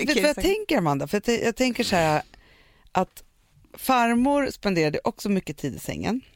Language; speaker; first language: Swedish; native; Swedish